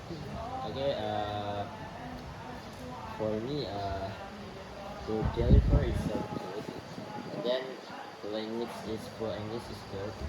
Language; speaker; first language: English; non-native, learner; Indonesian